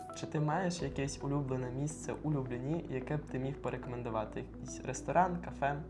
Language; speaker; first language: Ukrainian; native; Ukrainian